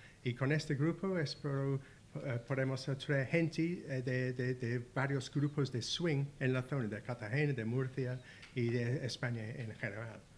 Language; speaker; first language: Spanish; non-native, learner; English